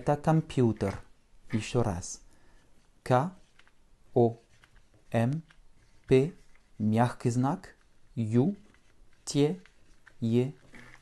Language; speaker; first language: Russian; non-native, fluent; French